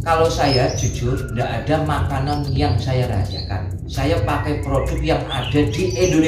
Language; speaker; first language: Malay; non-native, local second language; Javanese